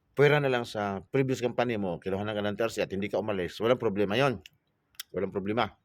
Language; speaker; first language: Filipino; native; Filipino